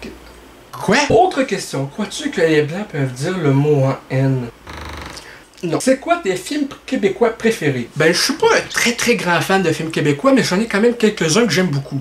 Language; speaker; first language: French; native; French